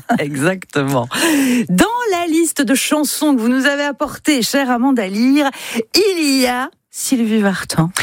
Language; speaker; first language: French; native; French